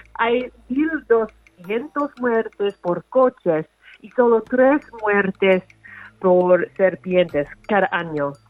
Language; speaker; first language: Spanish; non-native, learner; English